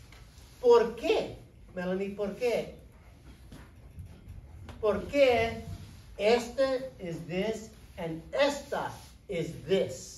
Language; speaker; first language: Spanish; non-native, fluent; English